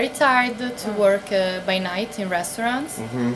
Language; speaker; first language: English; non-native, learner; Italian